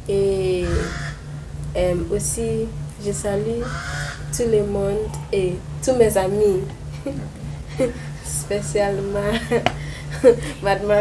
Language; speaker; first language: French; non-native, learner; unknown